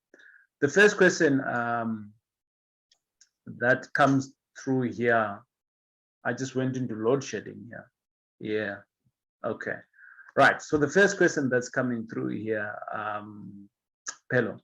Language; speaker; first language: English; non-native, local second language; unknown